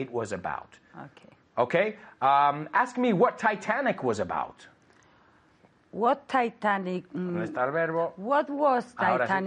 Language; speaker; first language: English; non-native, fluent; Spanish